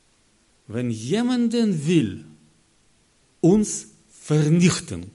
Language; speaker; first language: German; non-native, learner; Russian